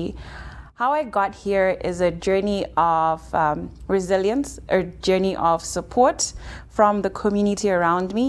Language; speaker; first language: English; non-native, local second language; Shona